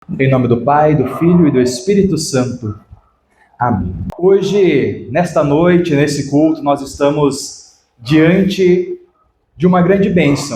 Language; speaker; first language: Portuguese; native; Portuguese